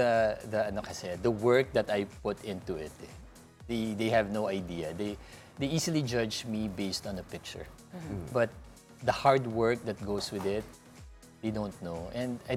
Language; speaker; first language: English; non-native, local second language; Filipino